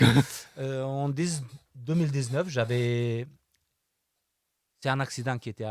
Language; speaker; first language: French; non-native, fluent; Romanian